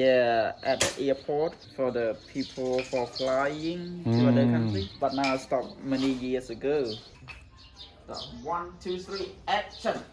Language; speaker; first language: English; non-native, learner; Khmer